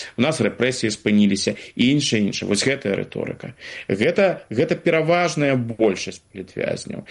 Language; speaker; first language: Belarusian; non-native, local second language; Russian